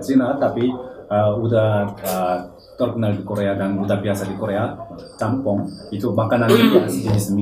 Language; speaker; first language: Indonesian; non-native, learner; Korean